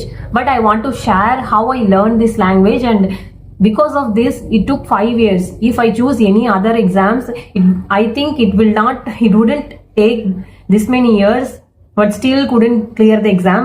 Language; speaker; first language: English; non-native, learner; Tamil